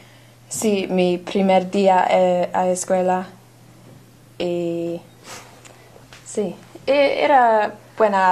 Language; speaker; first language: Spanish; non-native, learner; English